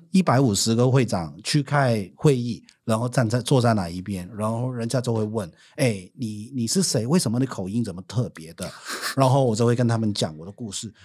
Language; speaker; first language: Chinese; non-native, fluent; Cantonese